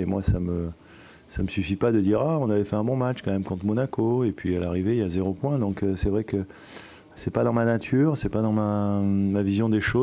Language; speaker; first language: French; native; French